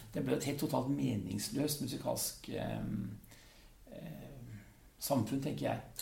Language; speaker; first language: Norwegian; early bilingual, other home language; Dutch